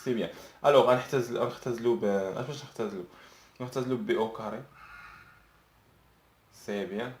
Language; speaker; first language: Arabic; native; Arabic